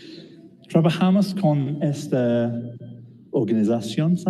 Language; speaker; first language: Spanish; non-native, learner; English